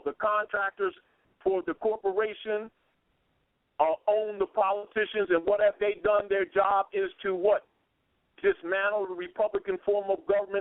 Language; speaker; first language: English; native; English